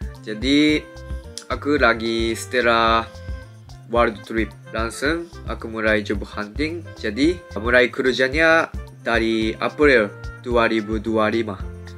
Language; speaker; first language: Indonesian; non-native, fluent; Japanese